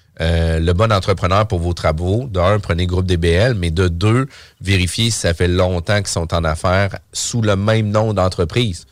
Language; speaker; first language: French; native; French